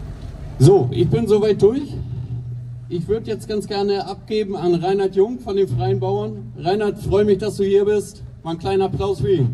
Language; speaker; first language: German; native; German